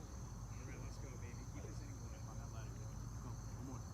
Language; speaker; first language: English; native; English